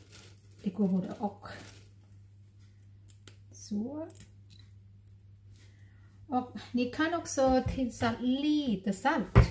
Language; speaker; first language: Swedish; non-native, learner; Thai